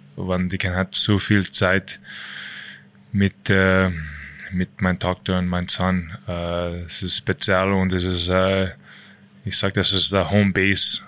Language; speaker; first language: German; non-native, learner; English